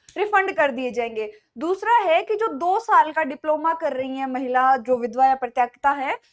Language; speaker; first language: Hindi; native; Hindi